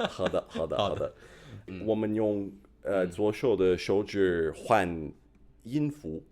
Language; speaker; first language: Chinese; non-native, fluent; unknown